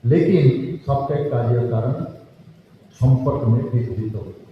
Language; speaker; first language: Hindi; non-native, local second language; Bangla